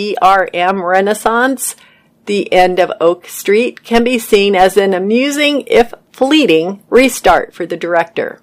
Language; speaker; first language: English; native; English